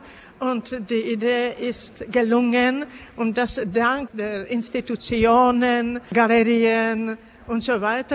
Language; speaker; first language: German; non-native, learner; Czech